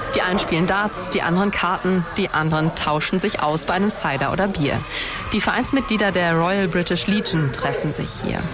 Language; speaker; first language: German; native; German